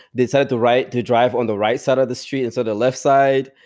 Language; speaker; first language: English; non-native, fluent; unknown